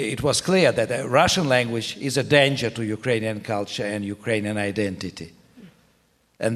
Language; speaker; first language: English; non-native, fluent; Ukrainian